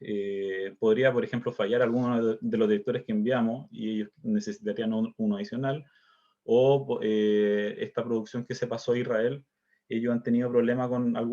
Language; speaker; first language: Spanish; native; Spanish